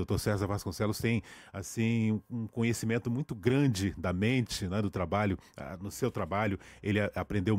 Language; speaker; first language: Portuguese; native; Portuguese